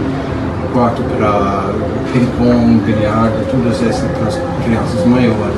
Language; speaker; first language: Portuguese; non-native, fluent; Danish